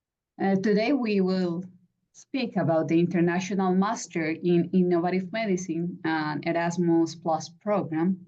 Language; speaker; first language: English; non-native, fluent; Spanish